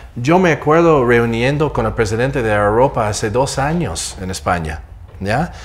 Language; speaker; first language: Spanish; non-native, fluent; English